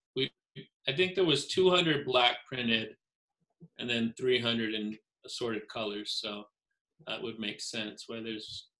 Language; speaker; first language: English; native; English